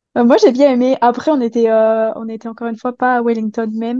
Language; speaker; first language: French; native; French